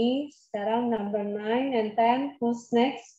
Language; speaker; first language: English; non-native, fluent; Indonesian